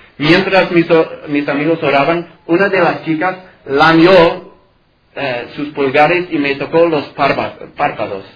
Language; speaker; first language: Spanish; non-native, fluent; English